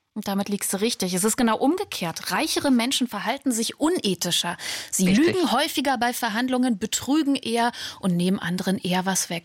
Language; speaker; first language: German; native; German